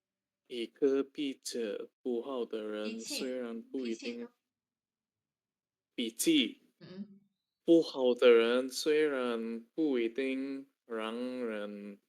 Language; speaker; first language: Chinese; non-native, learner; Indonesian